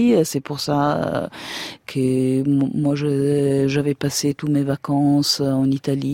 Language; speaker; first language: French; non-native, fluent; German